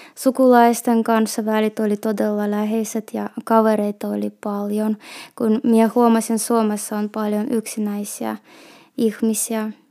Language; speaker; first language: Finnish; non-native, fluent; Russian